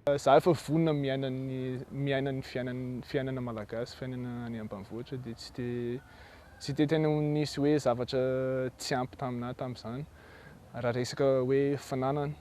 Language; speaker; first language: Malagasy; non-native, fluent; English